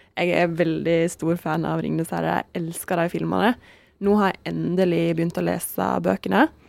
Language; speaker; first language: Norwegian; native; Norwegian